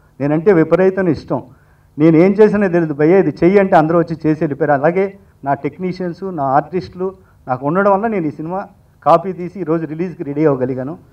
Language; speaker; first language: Telugu; native; Telugu